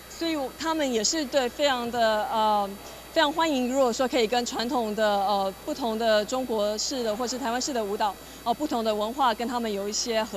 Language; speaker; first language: Chinese; native; Chinese